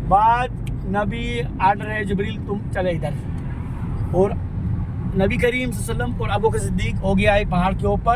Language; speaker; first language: Hindi; non-native, learner; Baluchi